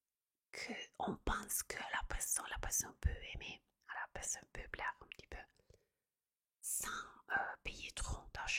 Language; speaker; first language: French; non-native, fluent; Italian